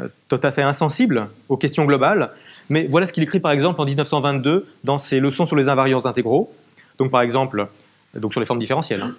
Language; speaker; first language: French; native; French